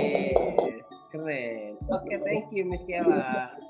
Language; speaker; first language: English; non-native, learner; Indonesian